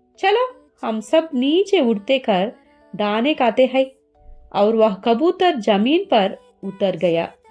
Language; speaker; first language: Hindi; non-native, learner; Telugu